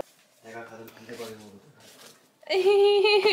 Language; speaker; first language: Korean; native; Korean